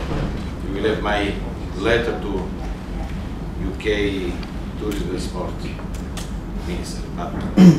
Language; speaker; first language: English; non-native, learner; Italian